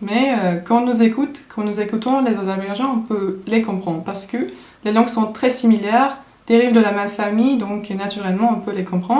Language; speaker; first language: French; non-native, fluent; Turkish